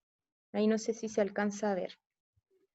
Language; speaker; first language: Spanish; native; Spanish